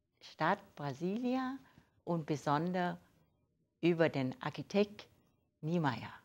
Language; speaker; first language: German; non-native, fluent; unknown